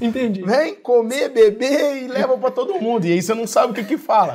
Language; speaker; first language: Portuguese; native; Portuguese